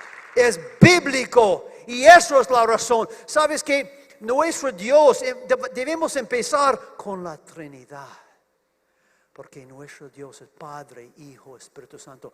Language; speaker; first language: Spanish; non-native, fluent; English